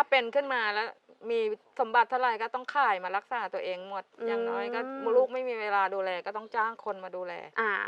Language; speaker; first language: Thai; native; Thai